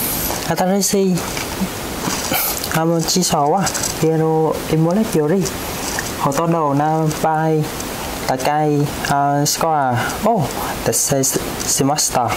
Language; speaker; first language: Japanese; non-native, fluent; Vietnamese